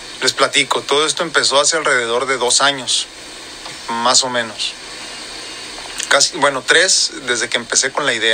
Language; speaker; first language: Spanish; native; Spanish